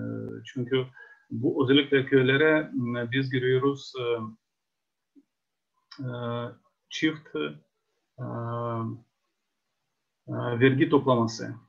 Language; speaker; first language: Turkish; non-native, fluent; Ukrainian